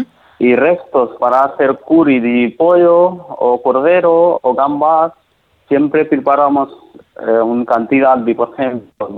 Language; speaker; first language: Spanish; non-native, learner; Nepali